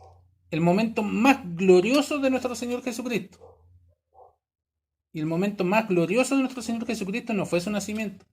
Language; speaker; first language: Spanish; native; Spanish